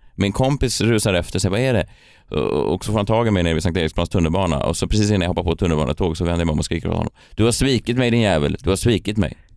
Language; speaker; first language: Swedish; native; Swedish